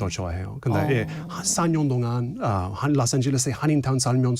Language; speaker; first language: Korean; non-native, fluent; English